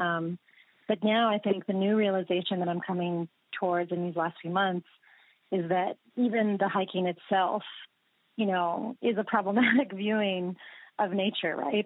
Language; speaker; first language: English; native; English